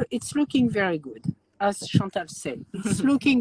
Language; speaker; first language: English; non-native, learner; French